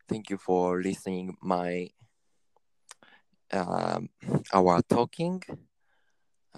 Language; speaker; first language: English; non-native, learner; Japanese